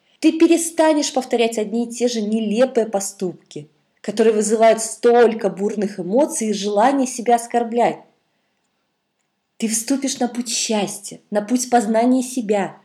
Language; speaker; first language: Russian; native; Russian